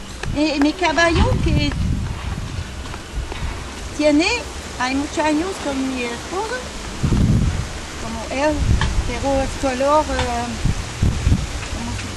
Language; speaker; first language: Spanish; non-native, learner; French